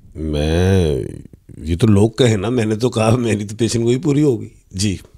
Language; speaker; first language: Urdu; non-native, local second language; Punjabi